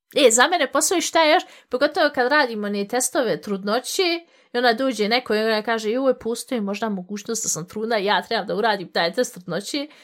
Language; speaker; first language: Bosnian; early bilingual, heritage; Bosnian